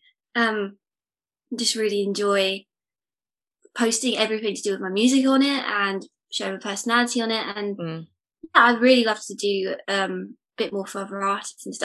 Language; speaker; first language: English; native; English